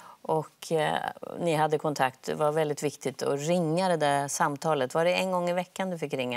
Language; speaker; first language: Swedish; native; Swedish